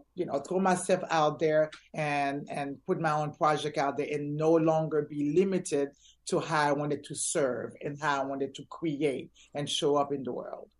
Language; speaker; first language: English; early bilingual, other home language; Haitian Creole